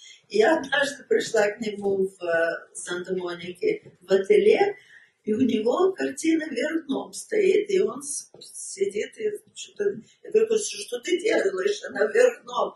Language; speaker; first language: Russian; early bilingual, heritage; Russian